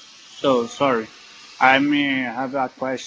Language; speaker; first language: English; non-native, learner; Portuguese